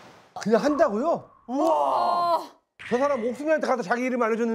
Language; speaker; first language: Korean; native; Korean